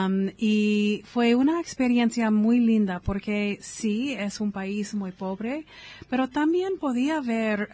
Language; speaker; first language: Spanish; non-native, fluent; English